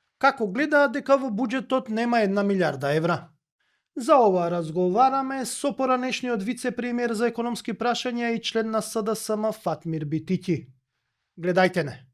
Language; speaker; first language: Macedonian; native; Macedonian